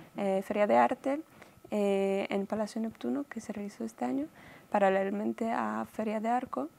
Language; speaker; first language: Spanish; non-native, fluent; Polish